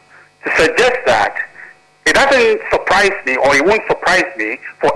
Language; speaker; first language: English; non-native, local second language; Ewe